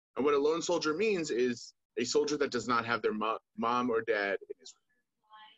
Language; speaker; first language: English; native; English